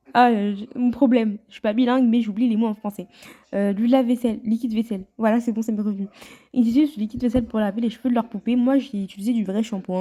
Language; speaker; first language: French; native; French